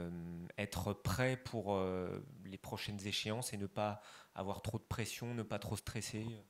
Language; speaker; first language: French; native; French